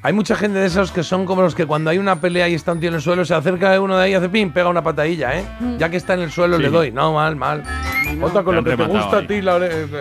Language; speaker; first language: Spanish; native; Spanish